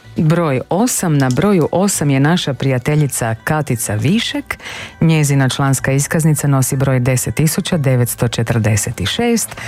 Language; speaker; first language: Croatian; native; Croatian